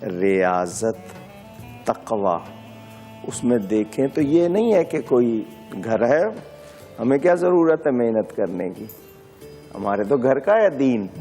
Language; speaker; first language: Urdu; native; Urdu